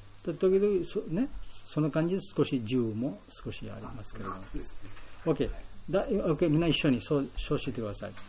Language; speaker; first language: Japanese; non-native, learner; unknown